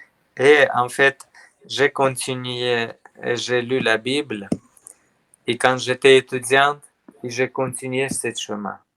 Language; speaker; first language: French; non-native, learner; Armenian